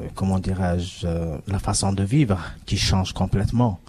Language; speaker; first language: French; non-native, local second language; Arabic